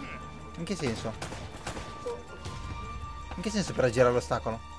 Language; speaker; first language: Italian; native; Italian